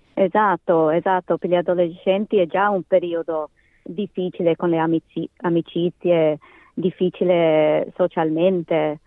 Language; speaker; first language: Italian; early bilingual, heritage; Italian